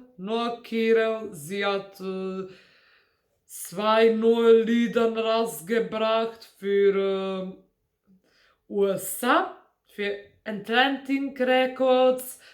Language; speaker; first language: German; non-native, fluent; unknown